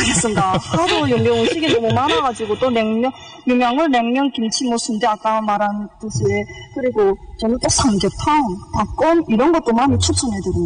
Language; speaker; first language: Korean; early bilingual, heritage; Korean